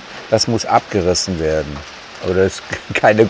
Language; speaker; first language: German; native; German